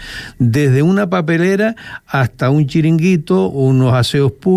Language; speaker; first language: Spanish; native; Spanish